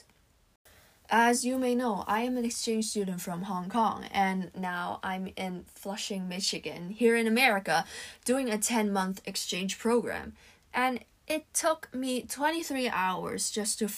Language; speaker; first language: English; non-native, local second language; Cantonese